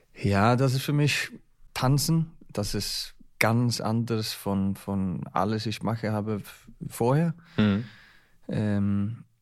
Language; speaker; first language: German; non-native, learner; Icelandic